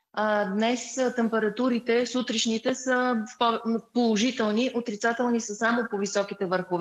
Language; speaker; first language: Bulgarian; native; Bulgarian